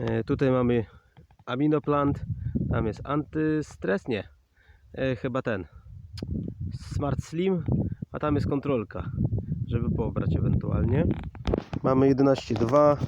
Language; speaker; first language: Polish; native; Polish